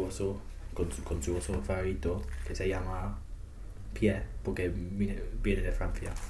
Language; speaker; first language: Spanish; non-native, learner; English